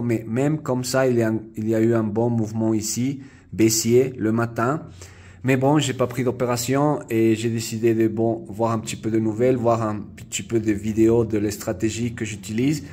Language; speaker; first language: French; non-native, fluent; Spanish